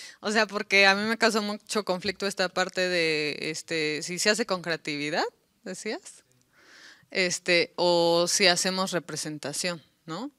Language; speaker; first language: Spanish; native; Spanish